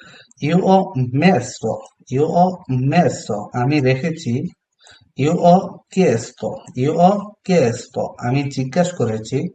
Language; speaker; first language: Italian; non-native, fluent; Bangla